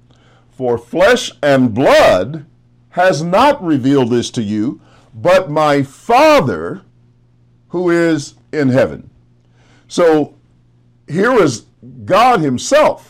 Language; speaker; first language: English; native; English